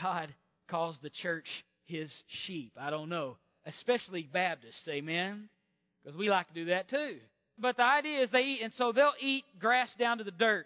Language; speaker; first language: English; native; English